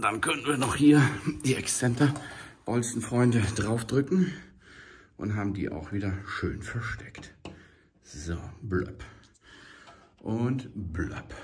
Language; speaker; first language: German; native; German